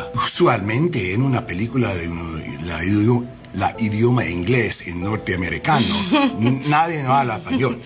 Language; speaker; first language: Spanish; non-native, learner; English